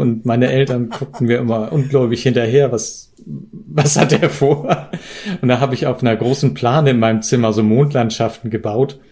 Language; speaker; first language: German; native; German